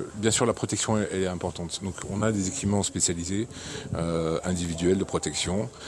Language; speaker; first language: French; native; French